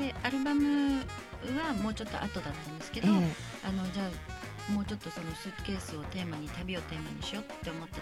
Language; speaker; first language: Japanese; native; Japanese